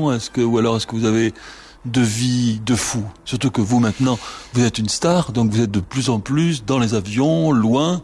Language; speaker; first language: French; native; French